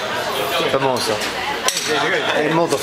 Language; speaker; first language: Italian; non-native, learner; English